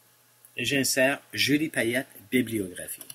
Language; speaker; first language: French; non-native, local second language; English